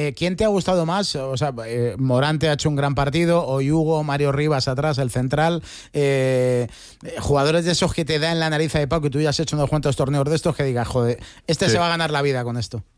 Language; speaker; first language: Spanish; native; Spanish